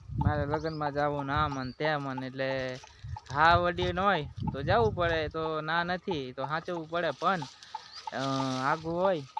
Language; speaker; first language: Gujarati; non-native, local second language; Bhili